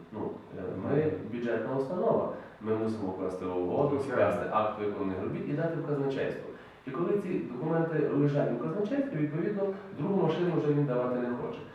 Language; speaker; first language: Ukrainian; native; Ukrainian